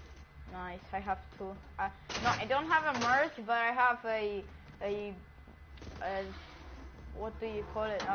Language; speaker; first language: English; non-native, learner; Greek